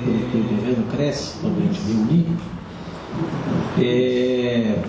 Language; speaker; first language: Portuguese; native; Portuguese